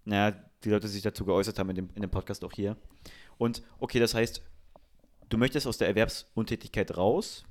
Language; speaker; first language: German; native; German